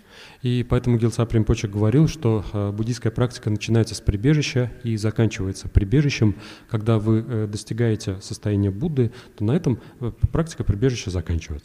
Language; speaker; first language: Russian; native; Russian